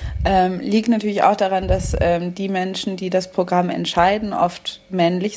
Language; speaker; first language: German; native; German